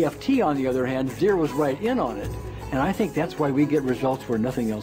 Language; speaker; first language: English; native; English